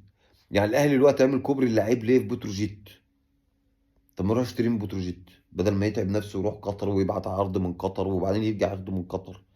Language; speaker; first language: Arabic; native; Arabic